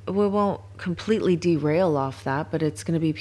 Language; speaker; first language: English; native; English